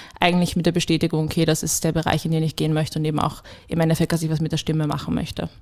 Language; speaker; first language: German; native; German